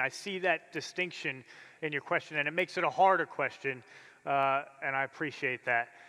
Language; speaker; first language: English; native; English